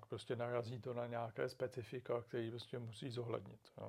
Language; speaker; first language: Czech; native; Czech